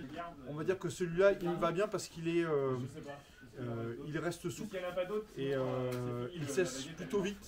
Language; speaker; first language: French; native; French